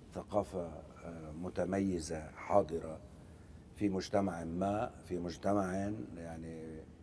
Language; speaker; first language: Arabic; native; Arabic